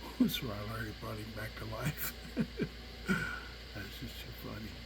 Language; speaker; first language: English; native; English